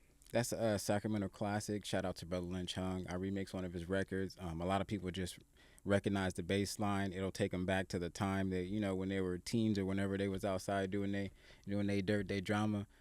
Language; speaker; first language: English; native; English